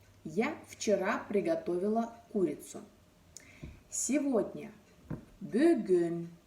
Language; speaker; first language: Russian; non-native, local second language; Bashkir